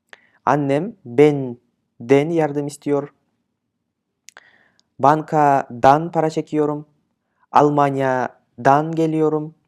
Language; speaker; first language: Turkish; non-native, fluent; Kyrgyz